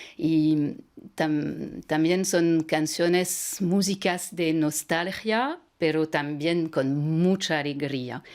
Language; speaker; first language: Spanish; non-native, fluent; French